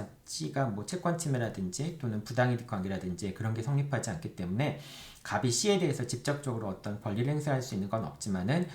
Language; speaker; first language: Korean; native; Korean